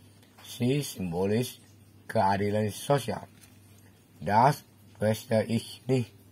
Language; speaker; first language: German; non-native, learner; Indonesian